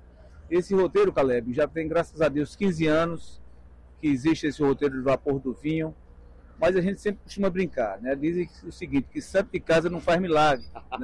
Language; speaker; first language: Portuguese; native; Portuguese